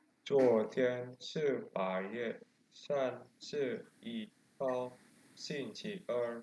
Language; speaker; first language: Chinese; non-native, learner; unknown